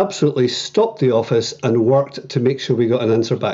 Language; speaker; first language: English; native; English